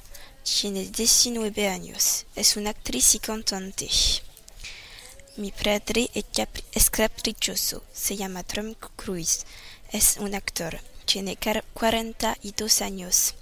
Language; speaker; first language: Spanish; non-native, learner; French